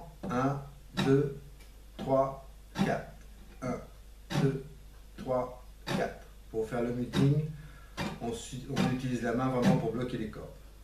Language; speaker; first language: French; native; French